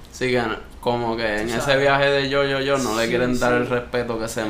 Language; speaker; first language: Spanish; native; Spanish